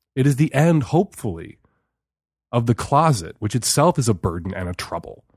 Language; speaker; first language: English; native; English